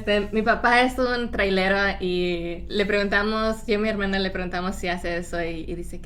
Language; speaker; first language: Spanish; early bilingual, heritage; Spanish